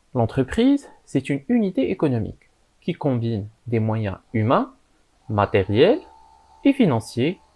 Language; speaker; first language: French; non-native, local second language; Arabic